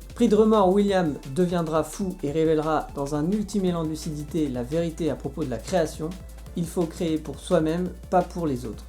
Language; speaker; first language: French; native; French